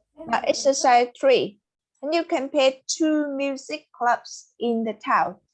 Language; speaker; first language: English; non-native, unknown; Vietnamese